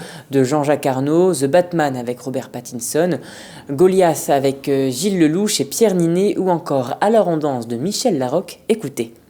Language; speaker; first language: French; native; French